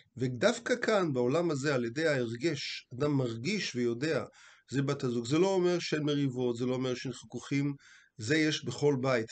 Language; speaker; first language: Hebrew; native; Hebrew